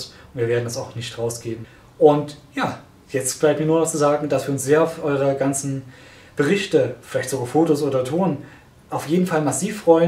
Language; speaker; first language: German; native; German